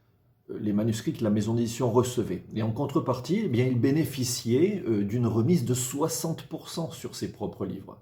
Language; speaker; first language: French; native; French